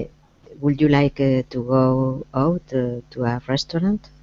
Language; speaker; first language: English; non-native, learner; Spanish